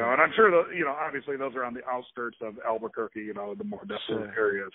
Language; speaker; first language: English; native; English